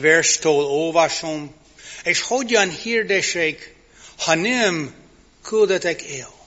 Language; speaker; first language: Hungarian; non-native, fluent; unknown